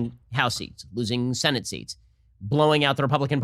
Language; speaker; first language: English; native; English